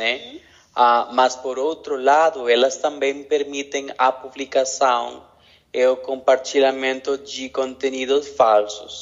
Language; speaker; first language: Portuguese; non-native, learner; Spanish